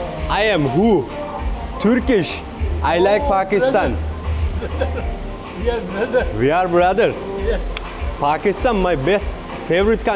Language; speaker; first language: English; non-native, learner; Turkish